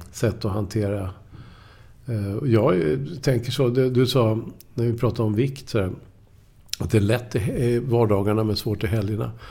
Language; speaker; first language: Swedish; native; Swedish